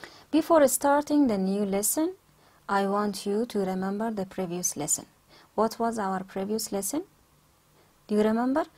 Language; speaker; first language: English; non-native, fluent; Persian